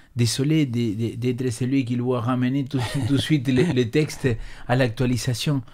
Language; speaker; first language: French; non-native, fluent; Spanish